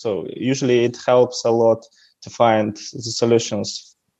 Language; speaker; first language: English; non-native, learner; Russian